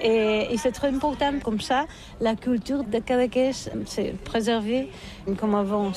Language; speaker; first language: French; non-native, learner; Catalan